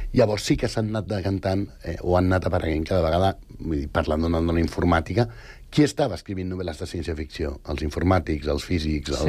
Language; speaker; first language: Catalan; non-native, local second language; Spanish